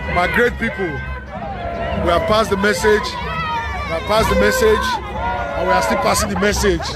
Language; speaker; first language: English; non-native, local second language; Bini